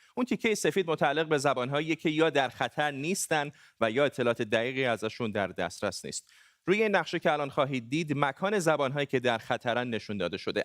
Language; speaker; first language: Persian; non-native, local second language; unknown